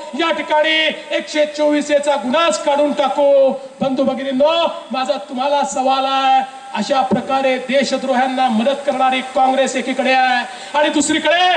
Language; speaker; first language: Marathi; native; Marathi